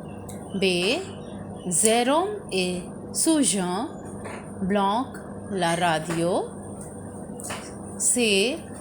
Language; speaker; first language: French; non-native, fluent; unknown